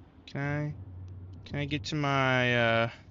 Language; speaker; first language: English; native; English